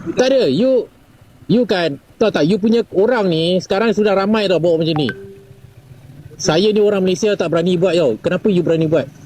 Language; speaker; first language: Malay; native; Malay